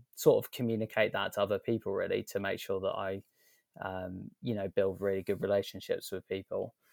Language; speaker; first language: English; native; English